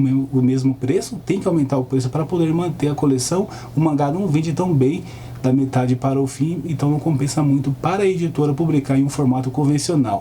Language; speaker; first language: Portuguese; native; Portuguese